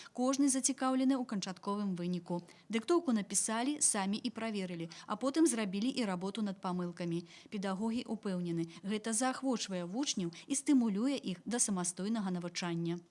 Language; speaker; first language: Belarusian; native; Belarusian